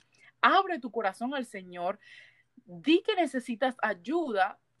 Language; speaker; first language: Spanish; early bilingual, heritage; Spanish